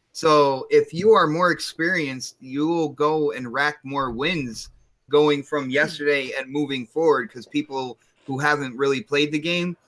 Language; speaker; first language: English; native; English